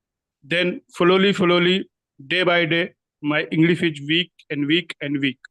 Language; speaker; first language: English; non-native, learner; Hindi